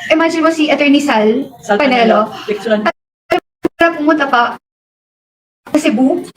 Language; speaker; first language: Filipino; non-native, local second language; Hiligaynon